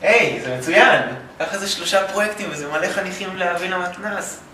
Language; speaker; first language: Hebrew; native; Hebrew